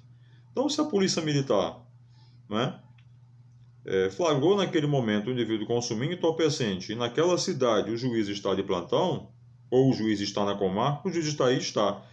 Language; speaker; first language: Portuguese; native; Portuguese